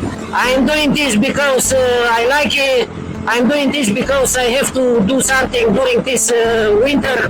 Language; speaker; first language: English; non-native, learner; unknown